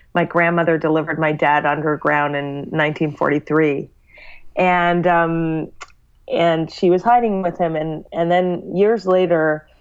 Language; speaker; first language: English; native; English